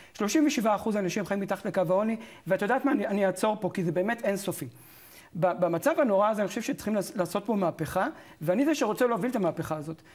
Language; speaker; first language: Hebrew; native; Hebrew